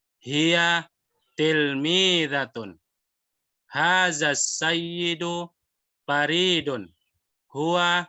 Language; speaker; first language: Arabic; non-native, fluent; Indonesian